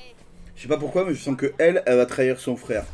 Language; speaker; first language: French; native; French